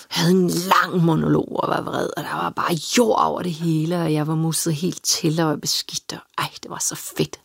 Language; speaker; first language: Danish; early bilingual, other home language; Serbian